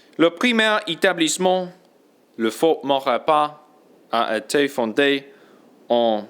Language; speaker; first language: French; non-native, learner; English